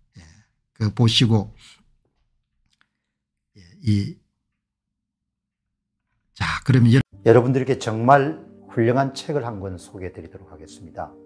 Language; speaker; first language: Korean; native; Korean